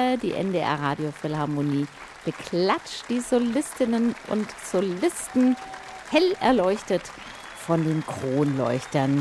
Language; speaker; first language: German; native; German